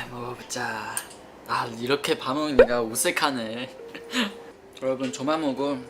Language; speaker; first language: Korean; non-native, learner; Chinese